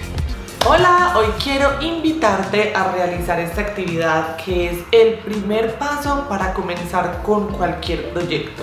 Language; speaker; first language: Spanish; native; Spanish